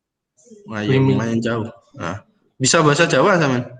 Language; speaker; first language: Indonesian; native; Indonesian